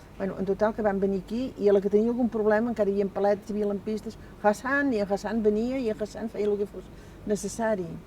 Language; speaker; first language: Catalan; native; Catalan